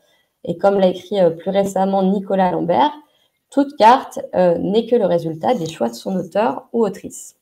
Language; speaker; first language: French; native; French